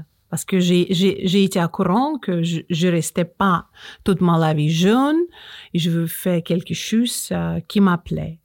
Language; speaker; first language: French; non-native, learner; Russian